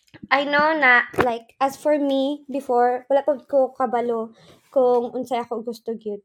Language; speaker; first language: English; non-native, local second language; Surigaonon